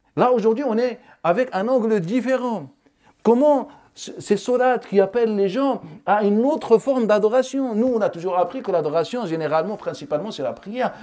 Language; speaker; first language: French; non-native, local second language; Wolof